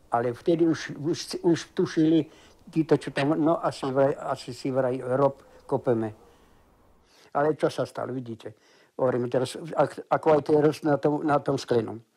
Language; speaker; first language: Slovak; non-native, local second language; German